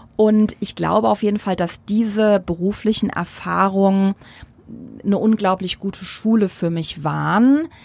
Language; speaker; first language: German; early bilingual, other home language; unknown